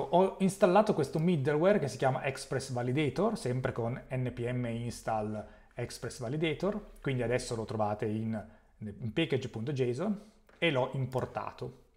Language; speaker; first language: Italian; native; Italian